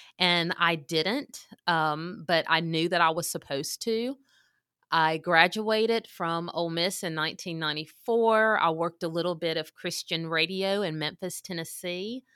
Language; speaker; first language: English; native; English